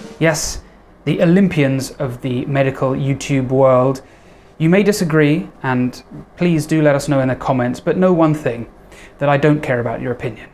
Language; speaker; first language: English; native; English